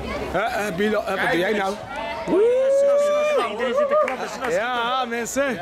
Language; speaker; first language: Dutch; native; Dutch